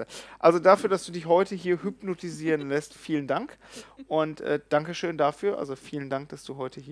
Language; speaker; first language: German; native; German